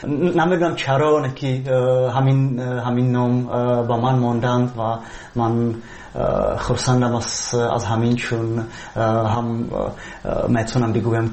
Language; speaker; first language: Tajik; non-native, fluent; Czech